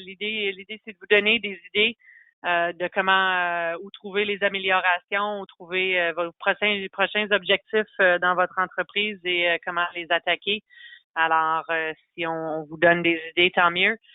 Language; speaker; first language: French; native; French